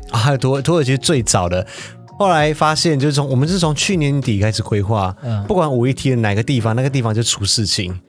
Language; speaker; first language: Chinese; native; Chinese